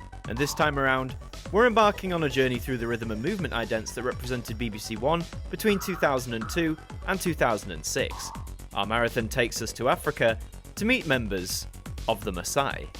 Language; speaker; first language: English; native; English